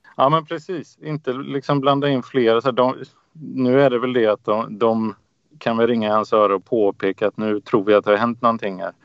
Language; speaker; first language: Swedish; native; Swedish